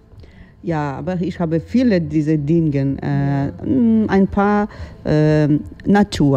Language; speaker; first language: German; non-native, learner; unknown